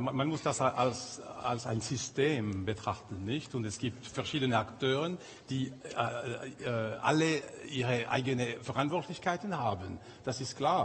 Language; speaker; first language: German; non-native, local second language; French